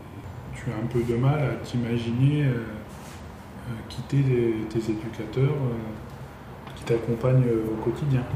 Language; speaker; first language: French; native; French